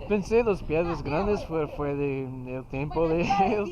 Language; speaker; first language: Spanish; non-native, learner; English